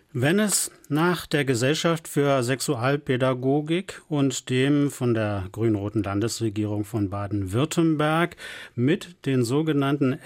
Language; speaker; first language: German; native; German